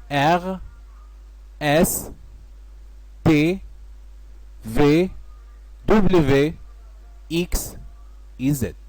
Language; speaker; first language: French; non-native, fluent; Arabic